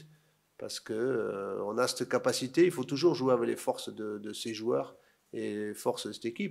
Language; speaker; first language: French; native; French